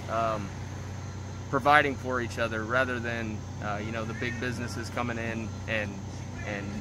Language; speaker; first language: English; native; English